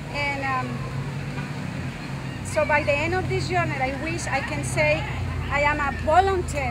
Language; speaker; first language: English; non-native, learner; Spanish